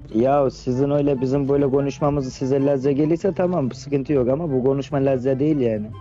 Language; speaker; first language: Turkish; native; Turkish